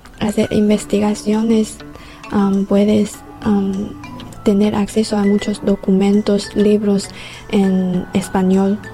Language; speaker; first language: Spanish; non-native, fluent; Chinese